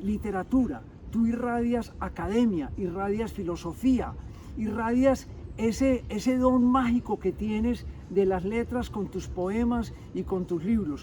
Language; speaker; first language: Spanish; native; Spanish